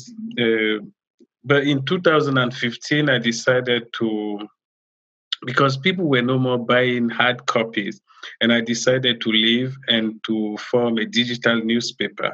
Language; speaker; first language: English; non-native, local second language; French